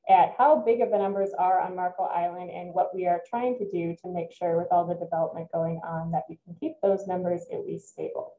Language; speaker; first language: English; native; English